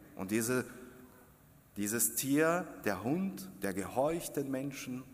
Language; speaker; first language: German; non-native, fluent; Russian